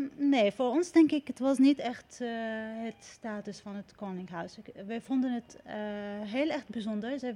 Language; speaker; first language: Dutch; non-native, fluent; Arabic